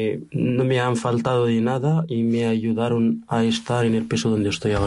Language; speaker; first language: Spanish; non-native, learner; Arabic